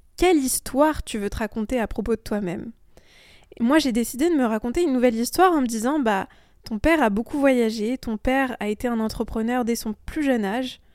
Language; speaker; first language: French; early bilingual, other home language; Persian